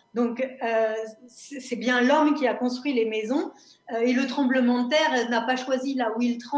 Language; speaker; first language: French; native; French